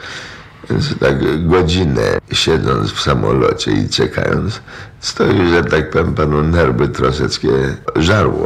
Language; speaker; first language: Polish; native; Polish